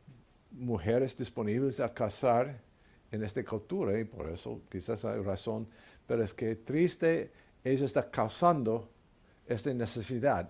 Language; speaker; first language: Spanish; non-native, learner; English